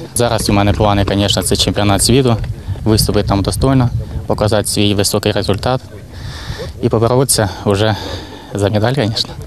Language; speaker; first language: Ukrainian; native; Ukrainian